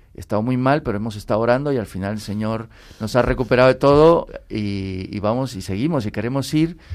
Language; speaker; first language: Spanish; native; Spanish